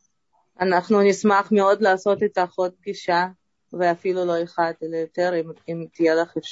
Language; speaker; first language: Hebrew; non-native, fluent; Russian